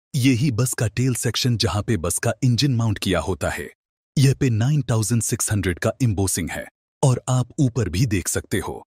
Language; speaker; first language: Hindi; non-native, local second language; Marathi